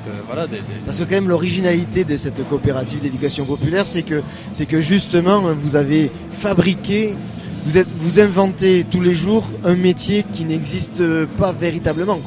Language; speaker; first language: French; native; French